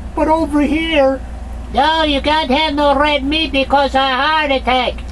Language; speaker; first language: English; native; English